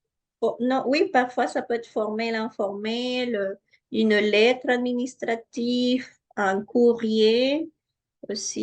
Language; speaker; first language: French; non-native, fluent; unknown